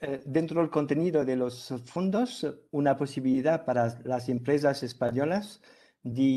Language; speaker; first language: Spanish; non-native, fluent; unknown